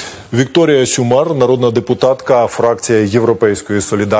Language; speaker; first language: Ukrainian; native; Ukrainian